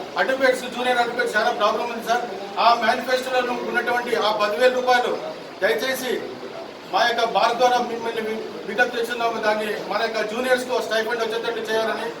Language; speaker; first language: Telugu; native; Telugu